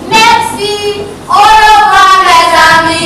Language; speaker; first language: French; non-native, learner; Yoruba